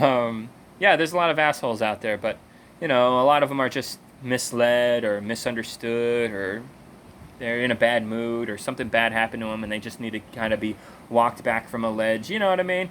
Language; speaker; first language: English; native; English